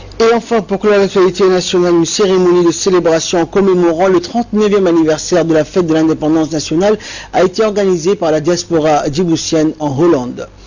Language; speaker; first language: French; non-native, local second language; Somali